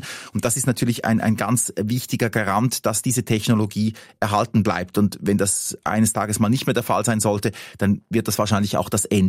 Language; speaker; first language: German; native; German